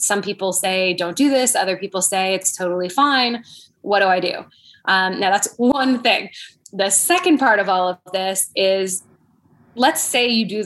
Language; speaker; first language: English; native; English